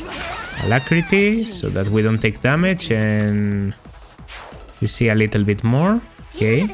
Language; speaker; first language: English; non-native, fluent; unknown